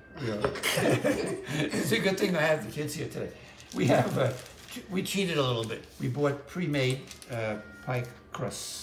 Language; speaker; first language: English; native; English